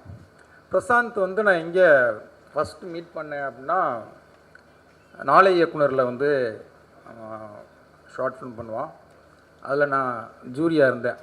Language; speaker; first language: Tamil; native; Tamil